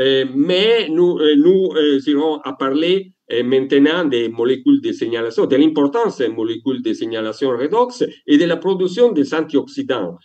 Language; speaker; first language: French; non-native, learner; Italian